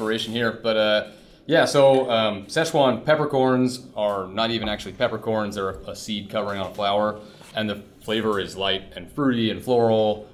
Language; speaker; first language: English; native; English